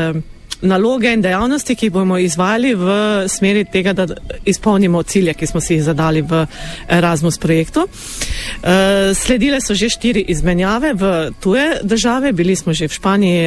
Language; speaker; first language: Slovenian; native; Slovenian